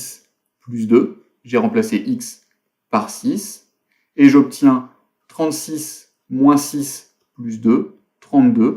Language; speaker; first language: French; native; French